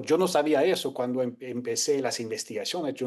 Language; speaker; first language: Spanish; non-native, fluent; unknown